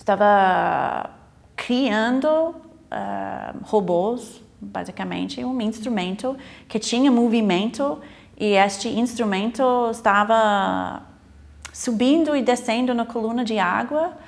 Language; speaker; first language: Portuguese; non-native, fluent; English